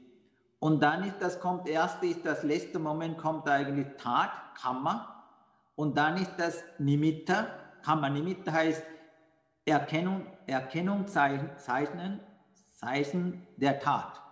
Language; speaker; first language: German; non-native, fluent; Sinhala